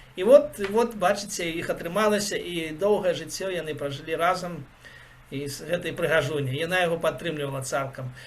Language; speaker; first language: Belarusian; native; Belarusian